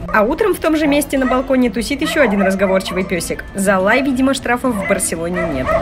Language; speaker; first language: Russian; native; Russian